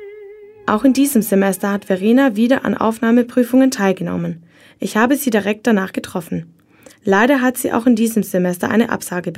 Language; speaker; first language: German; native; German